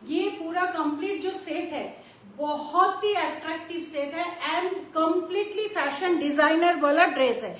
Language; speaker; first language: Hindi; non-native, local second language; Bangla